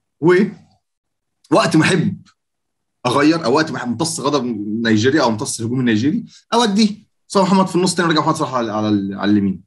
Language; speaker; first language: Arabic; native; Arabic